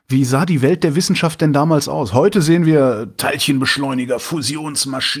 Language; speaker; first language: German; native; German